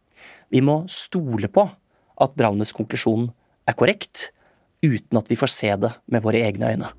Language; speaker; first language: Norwegian; native; Norwegian